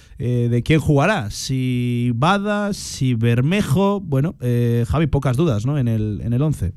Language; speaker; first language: Spanish; native; Spanish